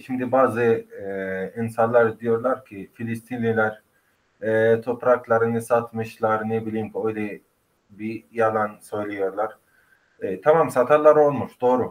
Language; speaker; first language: Turkish; non-native, fluent; Arabic